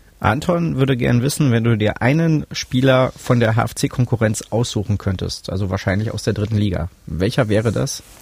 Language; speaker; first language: German; native; German